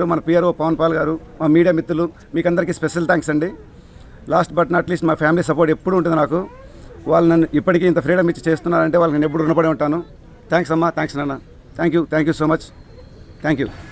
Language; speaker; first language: Telugu; native; Telugu